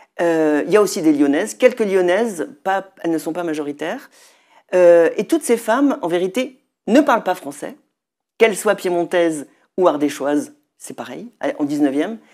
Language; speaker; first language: French; native; French